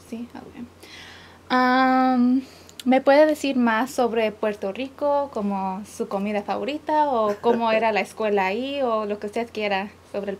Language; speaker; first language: Spanish; early bilingual, other home language; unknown